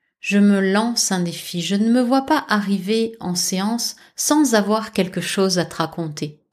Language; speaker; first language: French; native; French